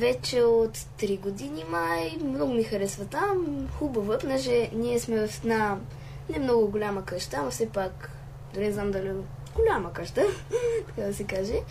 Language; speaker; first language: Bulgarian; early bilingual, other home language; Ukrainian